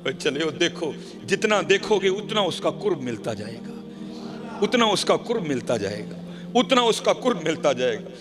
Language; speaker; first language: Urdu; non-native, local second language; Punjabi